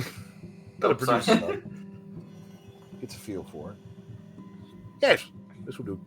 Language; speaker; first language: English; native; English